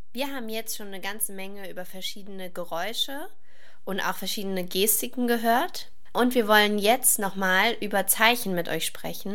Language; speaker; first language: German; native; German